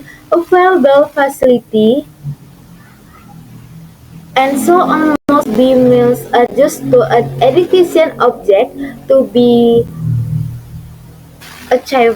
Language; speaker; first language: English; non-native, learner; Indonesian